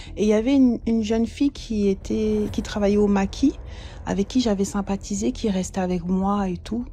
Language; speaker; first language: French; native; French